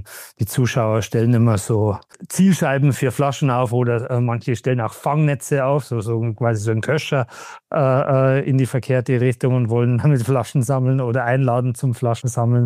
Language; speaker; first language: German; native; German